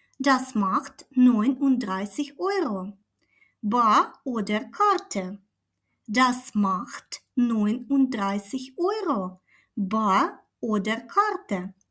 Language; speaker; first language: German; non-native, fluent; Ukrainian